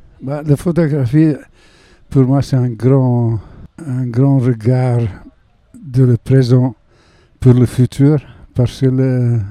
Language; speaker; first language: French; non-native, fluent; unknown